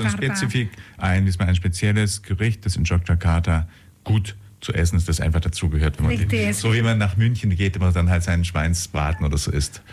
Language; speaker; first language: German; native; German